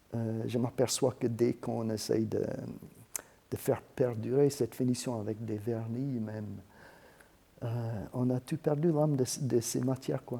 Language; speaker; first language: French; non-native, fluent; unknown